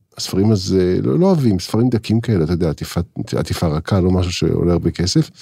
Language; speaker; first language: Hebrew; native; Hebrew